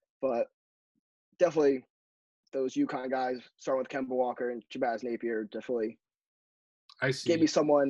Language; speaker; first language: English; native; English